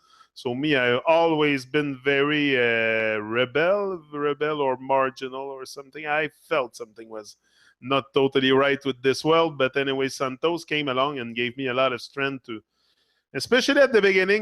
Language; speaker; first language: English; non-native, fluent; French